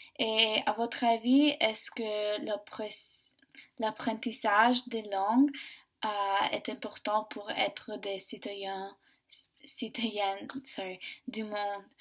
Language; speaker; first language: French; non-native, learner; English